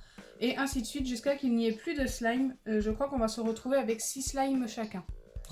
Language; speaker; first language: French; native; French